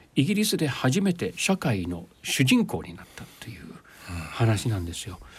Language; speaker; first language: Japanese; non-native, fluent; English